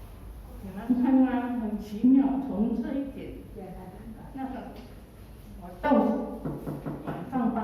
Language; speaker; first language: Chinese; early bilingual, heritage; Chinese